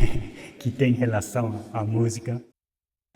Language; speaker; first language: Portuguese; non-native, fluent; Japanese